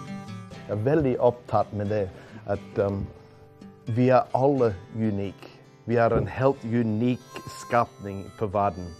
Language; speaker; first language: Norwegian; non-native, fluent; English